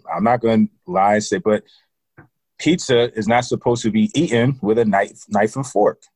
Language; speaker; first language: English; native; English